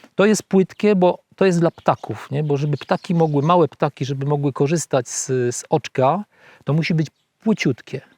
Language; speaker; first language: Polish; native; Polish